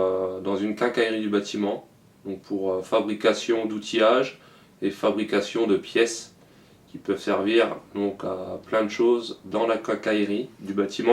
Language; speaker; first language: French; native; French